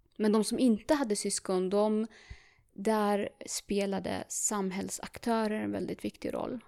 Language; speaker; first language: Swedish; early bilingual, other home language; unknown